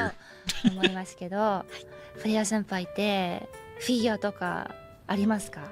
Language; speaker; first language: Japanese; non-native, fluent; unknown